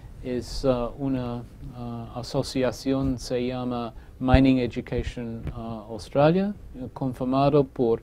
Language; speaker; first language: Spanish; non-native, fluent; English